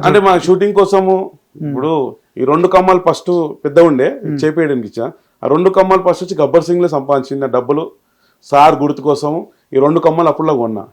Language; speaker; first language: Telugu; native; Telugu